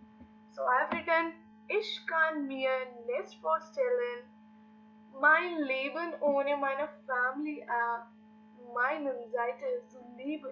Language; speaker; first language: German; non-native, learner; English